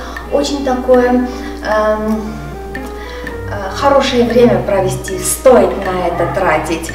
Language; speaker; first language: Russian; non-native, local second language; Armenian